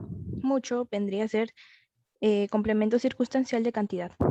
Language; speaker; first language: Spanish; native; Spanish